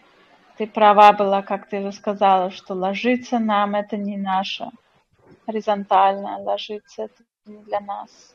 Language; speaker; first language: Russian; non-native, fluent; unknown